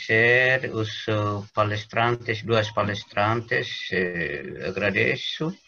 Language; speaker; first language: Portuguese; non-native, learner; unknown